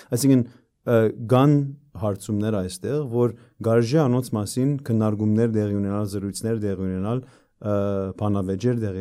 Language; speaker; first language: Armenian; early bilingual, heritage; Armenian